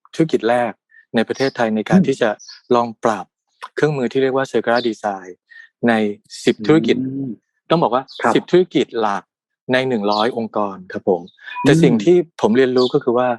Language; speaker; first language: Thai; native; Thai